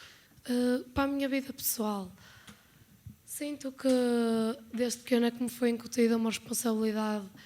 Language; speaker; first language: Portuguese; native; Portuguese